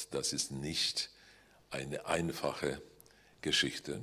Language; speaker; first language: German; non-native, fluent; Polish